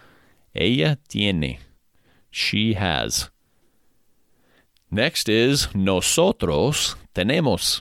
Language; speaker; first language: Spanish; non-native, fluent; English